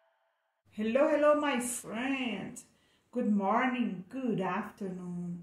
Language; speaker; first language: English; non-native, fluent; Portuguese